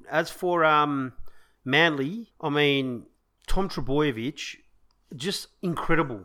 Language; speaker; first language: English; native; English